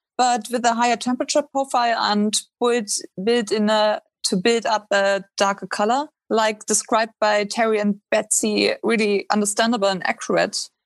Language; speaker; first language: English; non-native, fluent; German